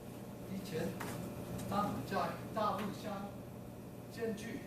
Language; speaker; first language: Chinese; native; Chinese